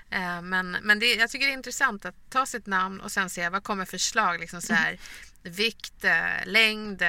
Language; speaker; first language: Swedish; native; Swedish